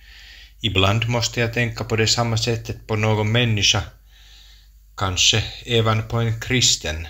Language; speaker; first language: Swedish; non-native, local second language; Finnish